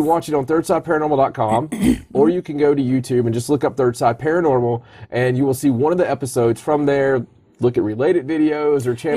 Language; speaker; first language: English; native; English